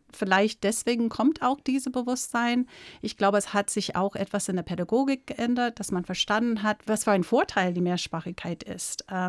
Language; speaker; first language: German; non-native, fluent; English